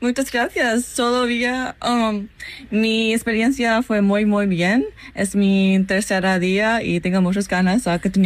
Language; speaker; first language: Spanish; non-native, fluent; English